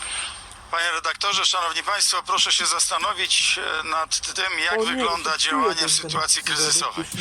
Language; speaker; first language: Polish; native; Polish